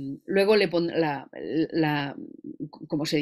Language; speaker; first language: Spanish; native; Spanish